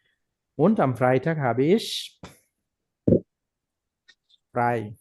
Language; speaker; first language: German; non-native, fluent; Bangla